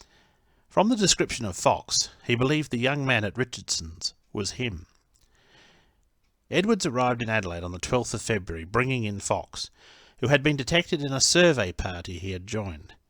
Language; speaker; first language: English; native; English